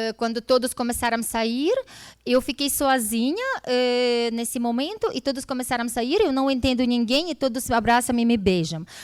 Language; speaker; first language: Portuguese; non-native, fluent; Russian